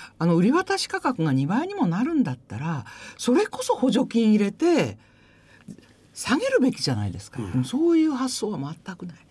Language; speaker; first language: Japanese; native; Japanese